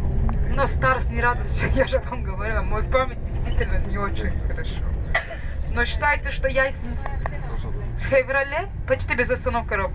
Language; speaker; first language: Russian; non-native, fluent; Turkish